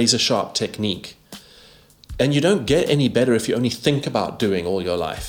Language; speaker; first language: English; native; English